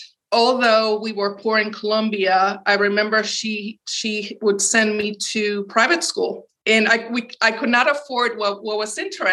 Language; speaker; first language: English; early bilingual, other home language; Spanish